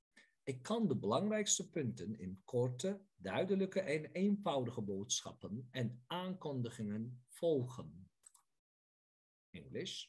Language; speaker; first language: Dutch; non-native, fluent; Turkish